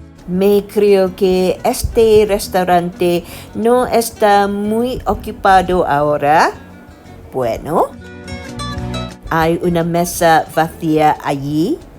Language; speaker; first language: Spanish; non-native, learner; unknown